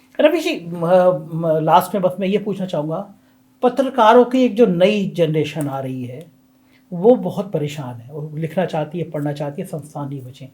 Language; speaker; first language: Hindi; native; Hindi